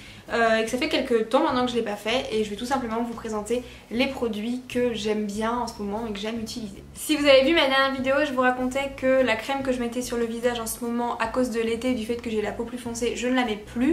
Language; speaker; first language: French; native; French